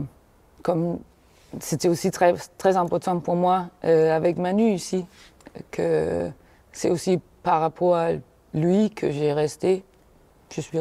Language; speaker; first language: French; non-native, fluent; Danish